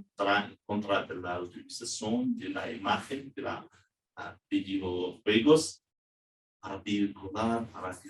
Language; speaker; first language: Spanish; non-native, fluent; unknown